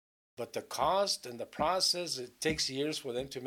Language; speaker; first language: English; native; English